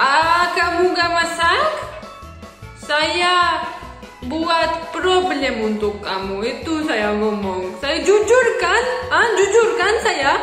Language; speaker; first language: Indonesian; non-native, learner; Russian